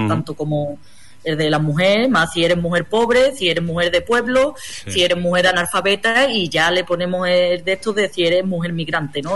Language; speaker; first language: Spanish; native; Spanish